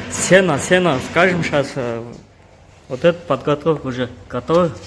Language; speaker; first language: Russian; non-native, local second language; Kyrgyz